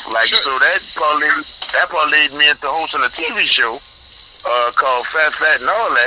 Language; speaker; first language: English; native; English